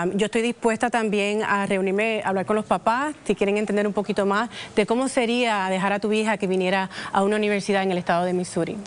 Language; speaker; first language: Spanish; native; Spanish